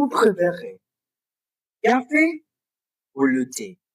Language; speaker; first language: French; non-native, fluent; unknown